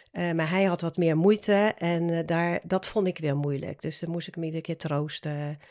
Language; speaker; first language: Dutch; non-native, fluent; Swedish